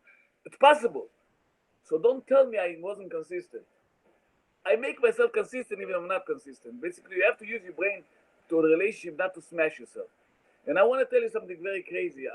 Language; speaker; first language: English; non-native, learner; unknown